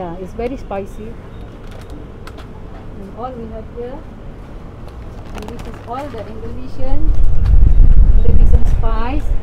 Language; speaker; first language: English; non-native, learner; Indonesian